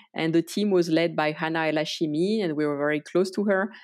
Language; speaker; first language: English; non-native, fluent; French